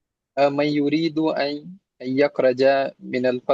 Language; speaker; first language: Arabic; non-native, learner; Urdu